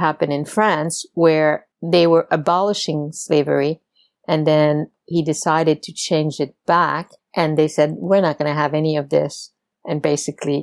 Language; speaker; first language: English; non-native, fluent; French